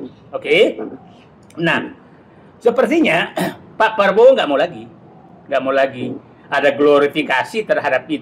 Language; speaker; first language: Indonesian; native; Indonesian